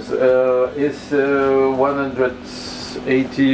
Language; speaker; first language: English; non-native, local second language; French